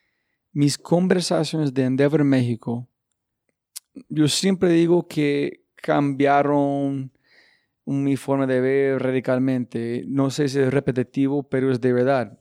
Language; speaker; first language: Spanish; non-native, learner; English